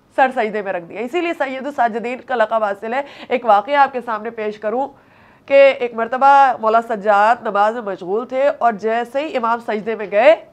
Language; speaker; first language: Hindi; native; Hindi